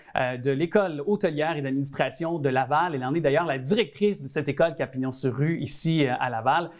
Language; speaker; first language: French; native; French